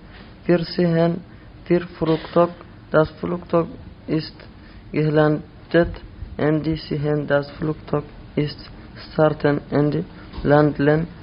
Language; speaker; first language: German; non-native, learner; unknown